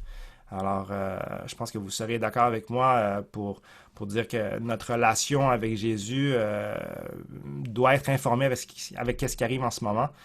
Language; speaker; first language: French; native; French